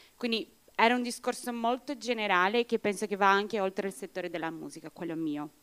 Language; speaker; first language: Italian; non-native, fluent; Portuguese